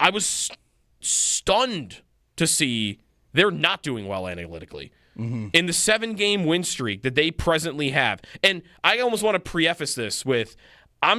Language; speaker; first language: English; native; English